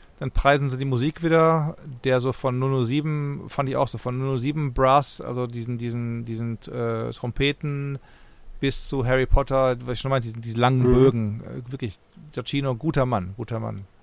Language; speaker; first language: German; native; German